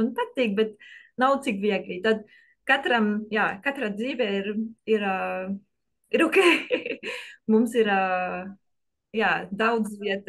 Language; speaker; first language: Latvian; non-native, learner; French